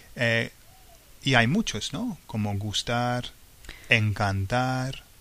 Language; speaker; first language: Spanish; non-native, fluent; English